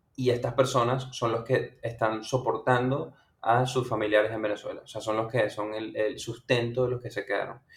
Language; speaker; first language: Spanish; native; Spanish